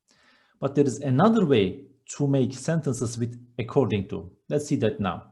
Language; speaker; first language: English; non-native, fluent; Turkish